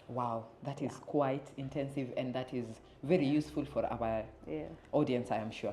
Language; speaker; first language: English; native; English